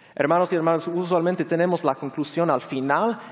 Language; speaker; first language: Spanish; non-native, fluent; English